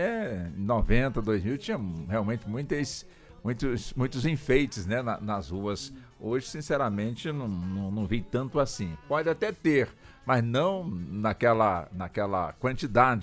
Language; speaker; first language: Portuguese; native; Portuguese